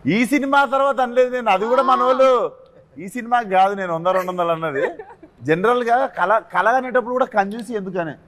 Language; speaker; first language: Telugu; native; Telugu